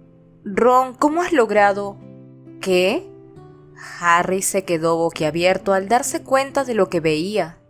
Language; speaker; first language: Spanish; native; Spanish